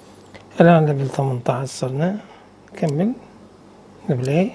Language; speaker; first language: Arabic; native; Arabic